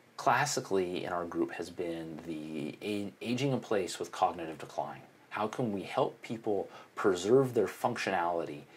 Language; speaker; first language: English; native; English